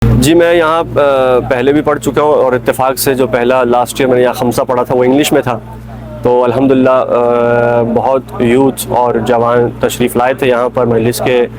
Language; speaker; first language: Urdu; native; Urdu